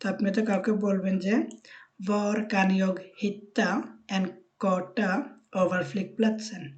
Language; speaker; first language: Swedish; non-native, fluent; Bangla